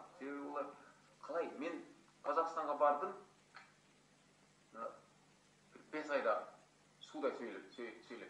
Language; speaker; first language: Kazakh; non-native, fluent; Hungarian